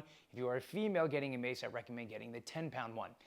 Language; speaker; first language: English; native; English